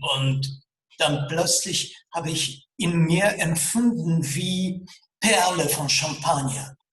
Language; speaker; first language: German; non-native, fluent; Russian